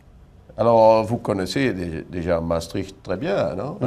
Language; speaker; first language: French; non-native, fluent; Dutch